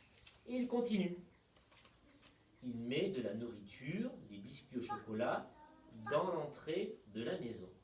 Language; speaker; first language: French; native; French